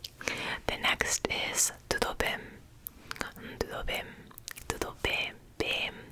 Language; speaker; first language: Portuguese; non-native, learner; English